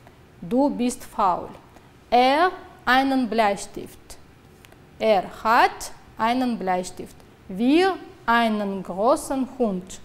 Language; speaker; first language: German; non-native, fluent; Uzbek